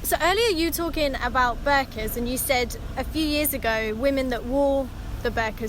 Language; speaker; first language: English; native; English